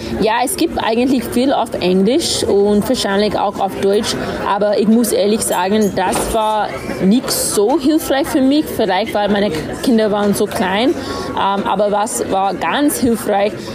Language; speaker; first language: German; non-native, learner; English